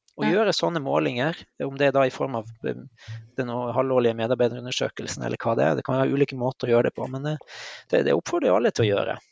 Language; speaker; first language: Norwegian; native; Norwegian